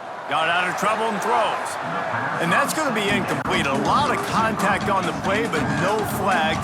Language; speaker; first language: English; native; English